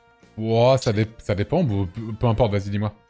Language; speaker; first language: French; native; French